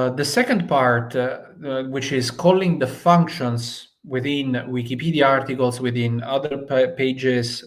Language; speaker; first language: English; non-native, fluent; Italian